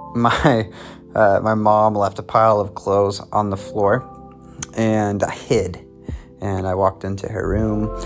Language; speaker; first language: English; native; English